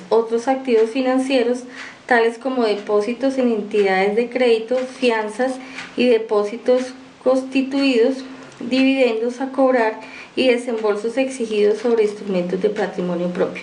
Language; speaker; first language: Spanish; native; Spanish